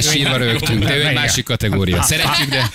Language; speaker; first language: Hungarian; native; Hungarian